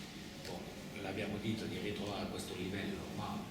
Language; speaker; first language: Italian; non-native, fluent; French